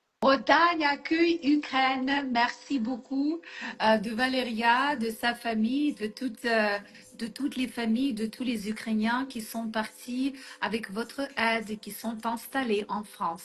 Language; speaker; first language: French; non-native, fluent; Ukrainian